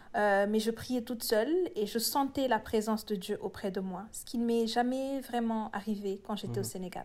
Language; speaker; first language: French; non-native, local second language; Wolof